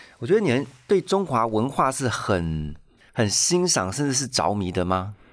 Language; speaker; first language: Chinese; native; Chinese